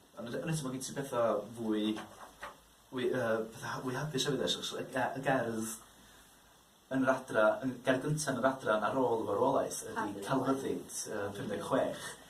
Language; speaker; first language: Welsh; native; Welsh